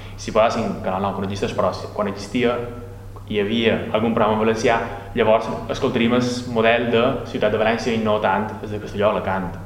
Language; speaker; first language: Catalan; native; Catalan